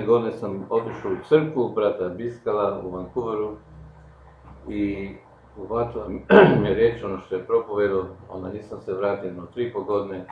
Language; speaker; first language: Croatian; non-native, local second language; Slovenian